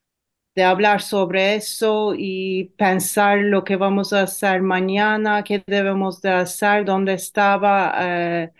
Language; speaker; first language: Spanish; non-native, fluent; Turkish